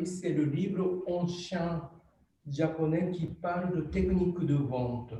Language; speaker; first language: French; non-native, fluent; Japanese